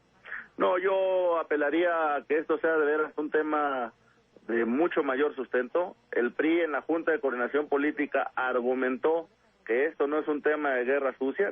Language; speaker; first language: Spanish; native; Spanish